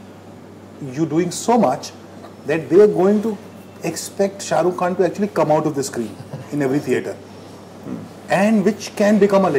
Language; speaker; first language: English; non-native, local second language; Hindi